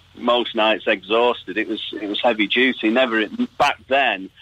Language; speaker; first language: English; native; English